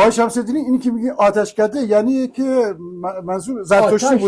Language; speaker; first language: Persian; native; Persian